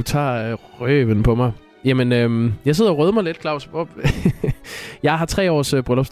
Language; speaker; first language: Danish; native; Danish